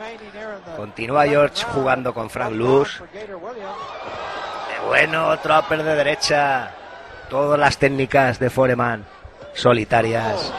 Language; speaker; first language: Spanish; native; Spanish